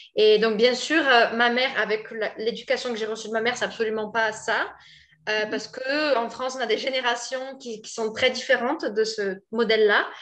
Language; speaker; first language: French; native; French